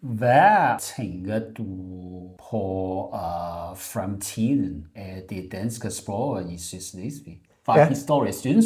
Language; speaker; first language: Danish; non-native, learner; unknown